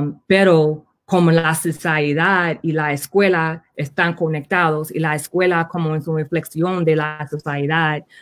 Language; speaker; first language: Spanish; early bilingual, heritage; Spanish